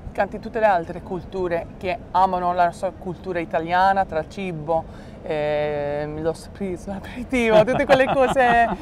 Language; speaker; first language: Italian; early bilingual, other home language; English